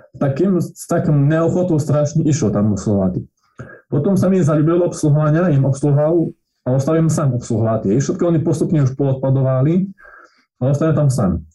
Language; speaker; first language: Slovak; non-native, local second language; Rusyn